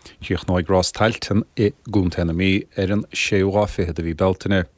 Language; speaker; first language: Irish; native; Irish